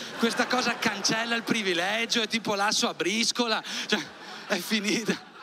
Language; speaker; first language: Italian; early bilingual, other home language; Albanian